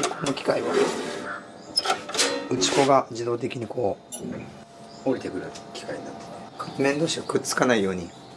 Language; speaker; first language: Japanese; native; Japanese